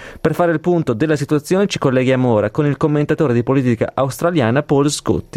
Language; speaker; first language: Italian; native; Italian